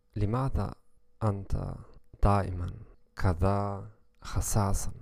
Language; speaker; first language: Arabic; non-native, learner; German